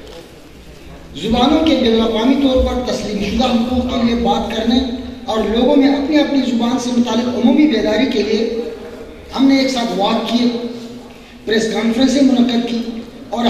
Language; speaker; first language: Urdu; non-native, local second language; Northern Hindko